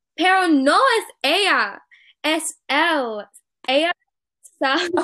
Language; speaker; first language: Spanish; non-native, learner; English